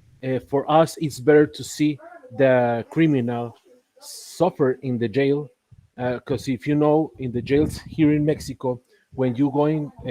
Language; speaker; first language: English; non-native, learner; Spanish